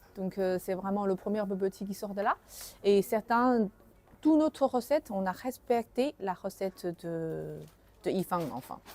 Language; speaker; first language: French; non-native, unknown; Chinese